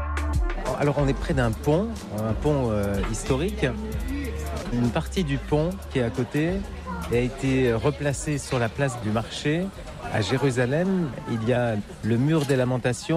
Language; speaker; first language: French; native; French